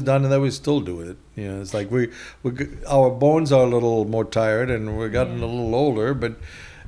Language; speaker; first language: English; non-native, fluent; German